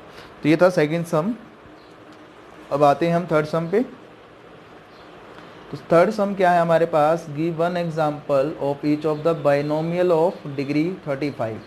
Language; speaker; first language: Hindi; native; Hindi